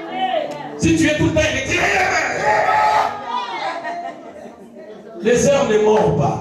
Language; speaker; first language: French; non-native, local second language; Lingala